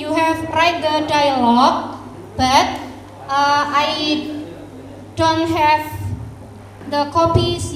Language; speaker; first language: English; non-native, fluent; Indonesian